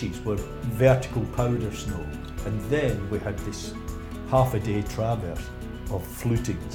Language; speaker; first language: English; native; English